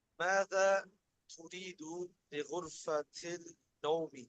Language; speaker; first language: Arabic; non-native, learner; English